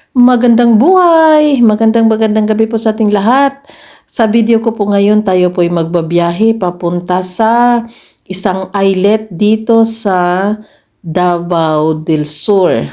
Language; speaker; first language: Filipino; non-native, local second language; Cebuano